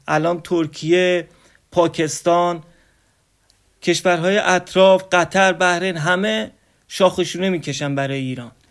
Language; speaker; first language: Persian; non-native, local second language; Azerbaijani